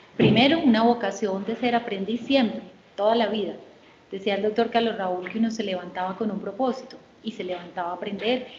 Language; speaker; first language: Spanish; native; Spanish